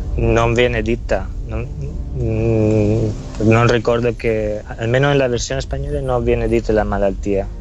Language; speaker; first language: Italian; non-native, learner; Spanish